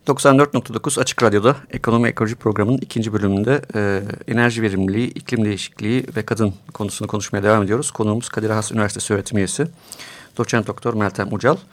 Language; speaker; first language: Turkish; native; Turkish